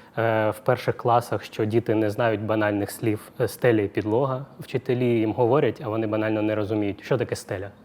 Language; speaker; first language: Ukrainian; non-native, local second language; Russian